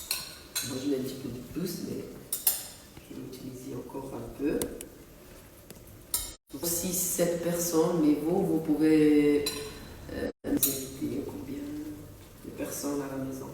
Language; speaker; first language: French; non-native, local second language; Arabic